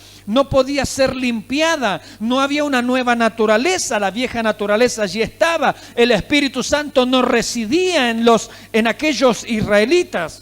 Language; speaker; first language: Spanish; native; Spanish